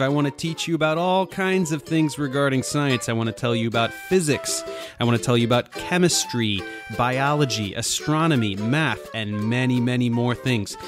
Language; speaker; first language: English; native; English